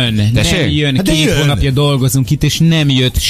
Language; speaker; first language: Hungarian; native; Hungarian